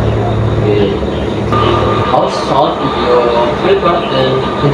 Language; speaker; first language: English; non-native, learner; Indonesian